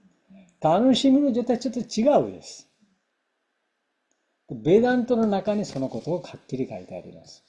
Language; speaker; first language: Japanese; non-native, fluent; Bangla